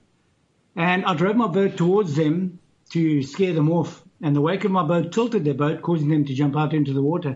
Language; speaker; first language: English; native; English